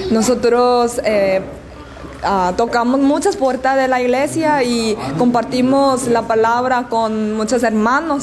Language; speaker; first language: Spanish; non-native, learner; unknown